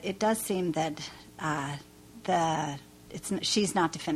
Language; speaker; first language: English; native; English